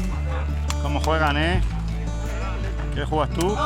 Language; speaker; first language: Spanish; native; Spanish